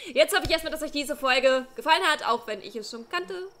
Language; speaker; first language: German; native; German